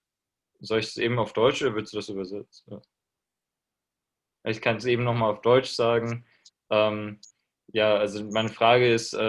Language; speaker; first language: German; native; German